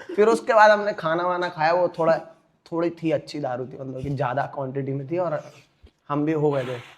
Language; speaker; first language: Hindi; native; Hindi